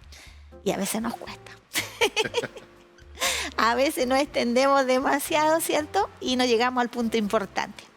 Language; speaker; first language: Spanish; native; Spanish